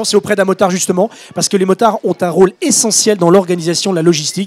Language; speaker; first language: French; native; French